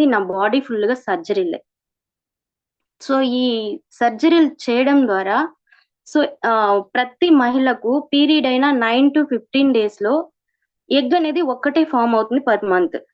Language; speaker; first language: Telugu; native; Telugu